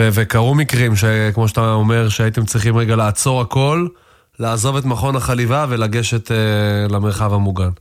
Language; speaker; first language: Hebrew; native; Hebrew